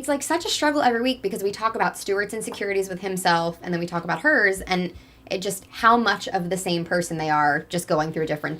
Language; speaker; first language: English; native; English